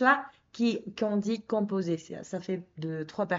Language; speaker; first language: French; non-native, fluent; Spanish